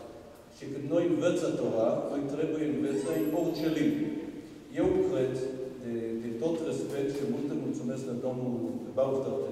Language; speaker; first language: Romanian; non-native, learner; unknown